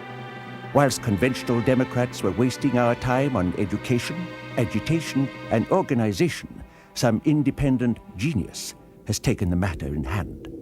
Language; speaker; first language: English; native; English